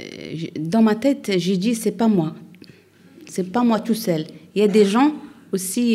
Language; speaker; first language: French; non-native, learner; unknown